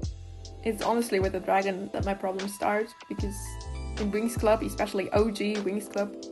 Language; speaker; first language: English; non-native, fluent; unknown